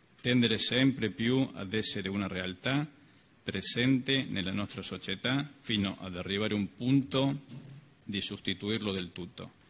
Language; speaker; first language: Italian; early bilingual, heritage; Italian